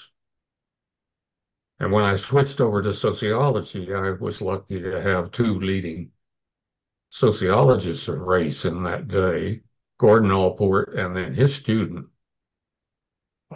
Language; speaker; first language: English; native; English